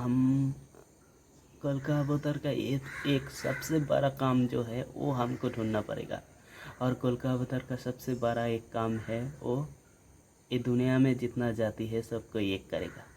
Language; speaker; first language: Hindi; non-native, local second language; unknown